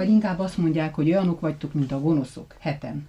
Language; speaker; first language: Hungarian; native; Hungarian